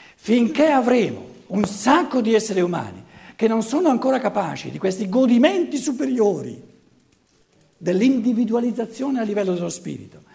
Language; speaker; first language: Italian; native; Italian